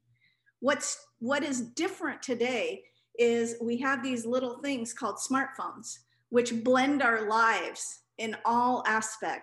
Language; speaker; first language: English; non-native, local second language; Punjabi